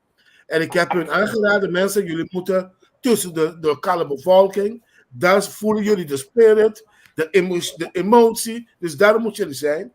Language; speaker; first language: Dutch; non-native, local second language; Papiamento